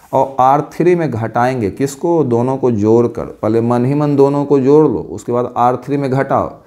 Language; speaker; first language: Hindi; native; Hindi